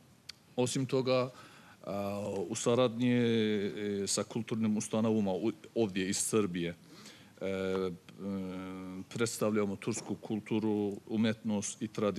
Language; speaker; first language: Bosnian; non-native, fluent; Turkish